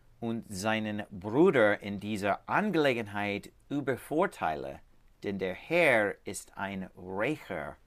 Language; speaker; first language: German; non-native, learner; English